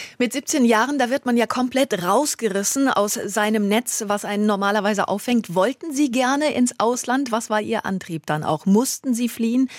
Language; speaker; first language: German; native; German